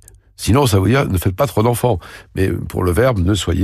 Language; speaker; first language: French; native; French